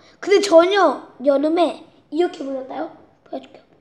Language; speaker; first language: Korean; early bilingual, heritage; Korean